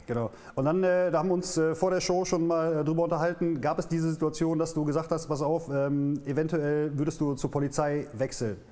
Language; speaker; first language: German; native; German